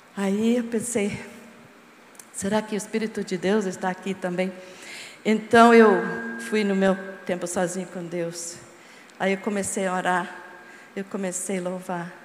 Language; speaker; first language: Portuguese; non-native, fluent; English